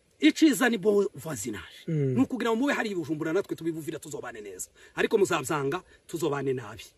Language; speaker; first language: Kinyarwanda; native; Kinyarwanda